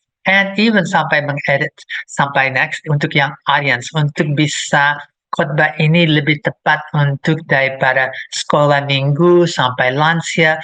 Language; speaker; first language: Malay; non-native, fluent; English